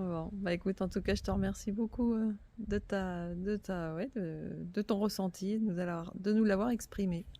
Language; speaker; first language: French; native; French